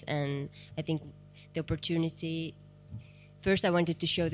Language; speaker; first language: English; non-native, fluent; Finnish